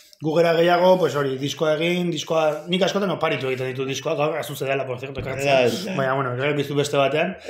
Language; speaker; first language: Basque; non-native, local second language; Spanish